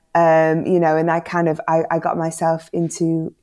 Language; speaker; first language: English; native; English